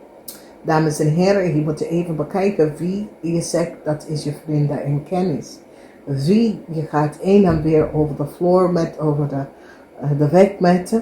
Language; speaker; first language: Dutch; non-native, fluent; English